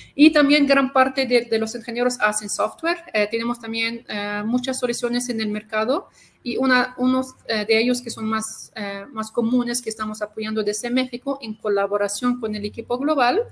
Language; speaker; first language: Spanish; non-native, fluent; Arabic